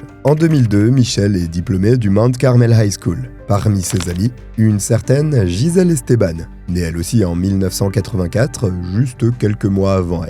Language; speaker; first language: French; native; French